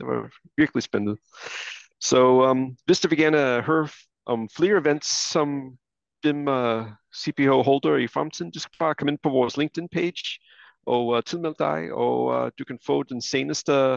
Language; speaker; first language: Danish; non-native, fluent; English